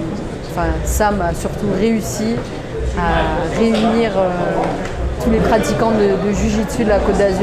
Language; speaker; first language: French; native; French